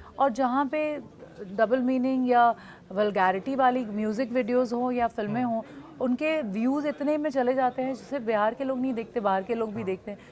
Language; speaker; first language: Hindi; non-native, local second language; Bhojpuri